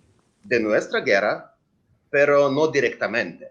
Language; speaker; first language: Spanish; non-native, learner; Ukrainian